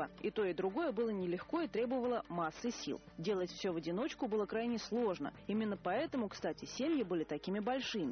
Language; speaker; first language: Russian; native; Russian